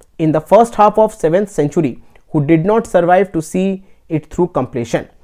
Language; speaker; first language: English; non-native, local second language; Bangla